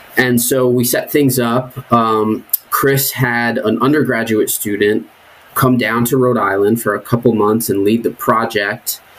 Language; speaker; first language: English; native; English